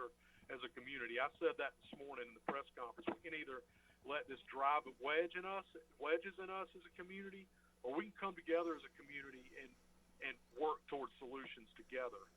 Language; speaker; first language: English; native; English